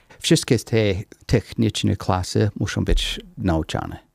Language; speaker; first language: Polish; non-native, learner; English